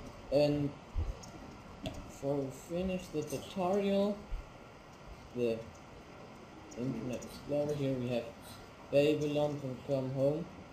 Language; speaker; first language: English; non-native, learner; German